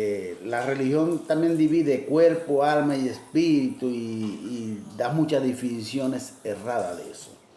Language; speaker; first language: Spanish; native; Spanish